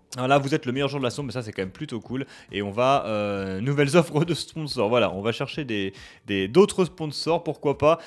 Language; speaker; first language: French; native; French